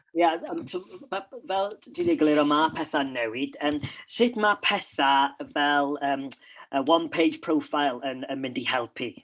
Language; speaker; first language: Welsh; non-native, local second language; English